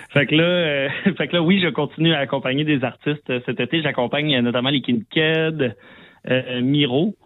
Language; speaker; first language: French; native; French